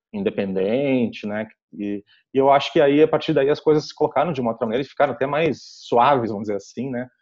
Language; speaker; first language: Portuguese; native; Portuguese